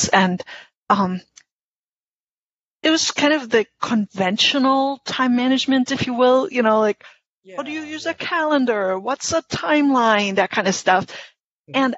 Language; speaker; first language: English; non-native, fluent; German